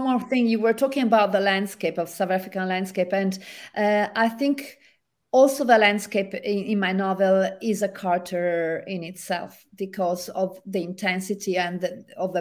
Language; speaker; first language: English; non-native, fluent; Italian